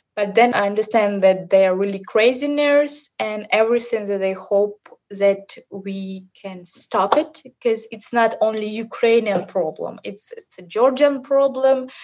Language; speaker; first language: English; non-native, learner; Russian